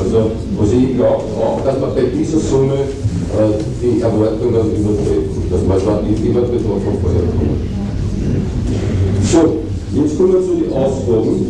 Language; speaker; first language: German; native; German